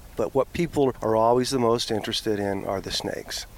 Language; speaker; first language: English; native; English